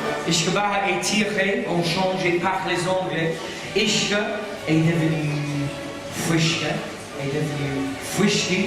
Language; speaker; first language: French; non-native, learner; English